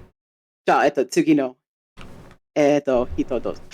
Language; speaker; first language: Japanese; non-native, fluent; English